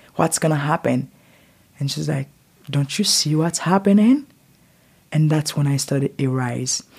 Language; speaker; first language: English; non-native, learner; Haitian Creole